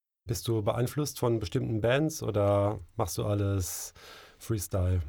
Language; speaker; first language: German; native; German